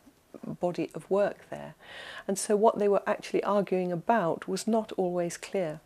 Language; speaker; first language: English; native; English